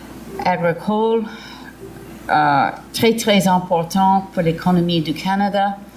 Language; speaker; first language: French; early bilingual, heritage; English